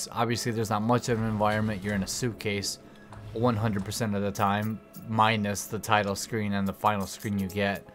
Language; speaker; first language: English; native; English